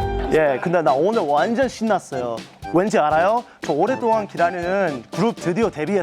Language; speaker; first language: Korean; non-native, fluent; English